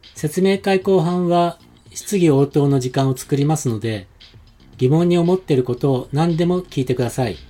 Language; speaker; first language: Japanese; native; Japanese